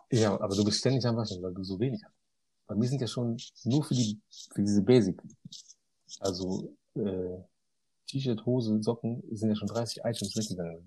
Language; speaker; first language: German; early bilingual, other home language; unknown